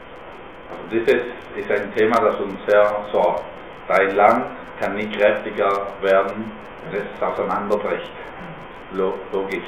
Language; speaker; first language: German; non-native, fluent; Spanish